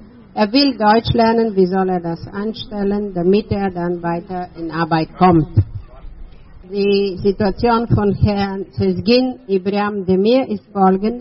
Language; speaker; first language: German; non-native, fluent; Bulgarian